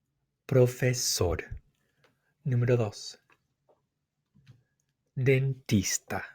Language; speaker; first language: Spanish; non-native, fluent; English